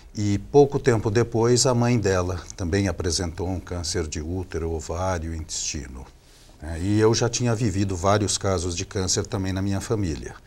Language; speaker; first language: Portuguese; native; Portuguese